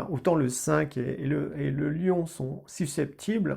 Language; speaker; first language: French; native; French